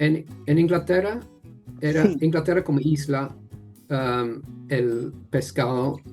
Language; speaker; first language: Spanish; non-native, fluent; English